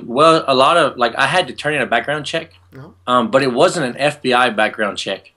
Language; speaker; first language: English; native; English